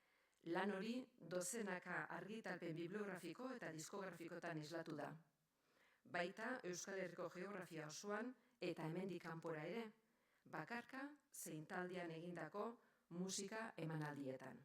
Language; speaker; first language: Basque; native; Basque